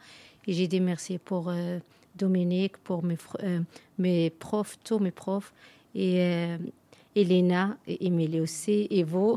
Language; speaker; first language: French; non-native, learner; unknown